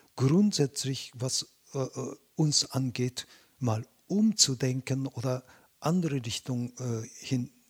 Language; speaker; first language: German; non-native, fluent; Japanese